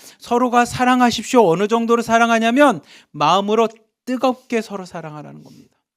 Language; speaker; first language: Korean; native; Korean